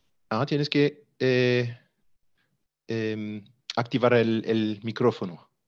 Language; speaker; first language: Spanish; non-native, fluent; German